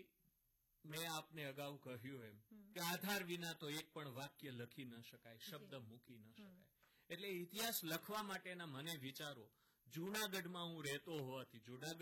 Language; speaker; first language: Gujarati; native; Gujarati